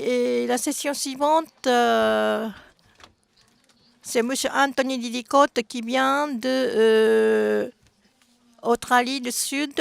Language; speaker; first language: French; non-native, fluent; Japanese